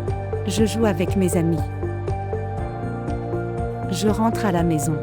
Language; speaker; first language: French; non-native, local second language; Malagasy